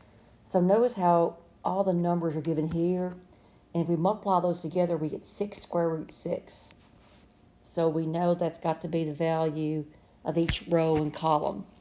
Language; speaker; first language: English; native; English